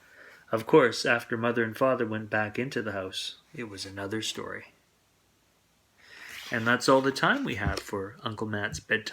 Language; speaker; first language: English; native; English